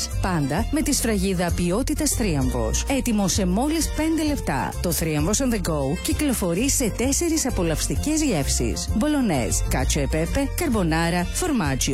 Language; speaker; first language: Greek; native; Greek